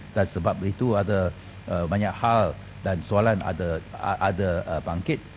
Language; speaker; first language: Malay; non-native, local second language; Chinese